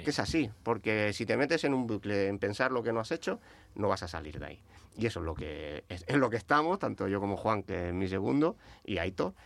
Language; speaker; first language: Spanish; native; Spanish